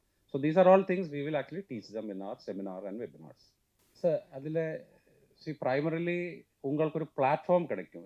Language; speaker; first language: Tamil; non-native, local second language; Malayalam